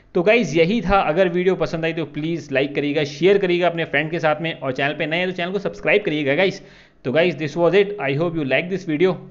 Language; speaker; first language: Hindi; native; Hindi